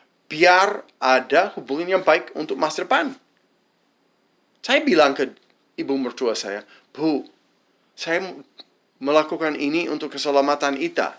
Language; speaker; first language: Indonesian; non-native, fluent; English